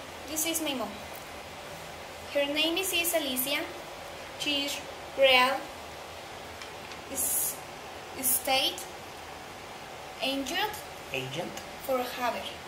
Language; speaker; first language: English; non-native, learner; Spanish